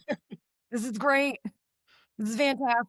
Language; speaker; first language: English; native; English